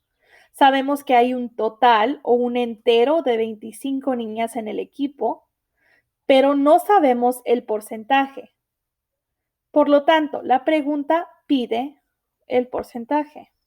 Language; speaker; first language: Spanish; early bilingual, heritage; Spanish